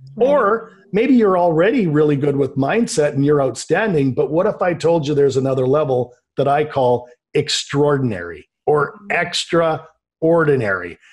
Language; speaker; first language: English; native; English